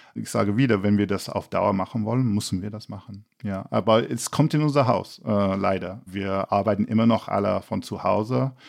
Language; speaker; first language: German; non-native, fluent; English